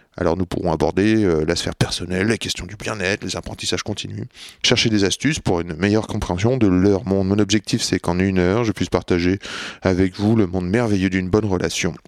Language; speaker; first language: French; native; French